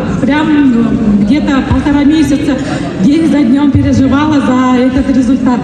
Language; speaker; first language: Russian; non-native, local second language; Kyrgyz